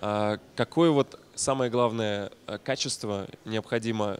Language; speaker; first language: Russian; native; Russian